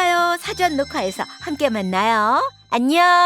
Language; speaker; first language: Korean; native; Korean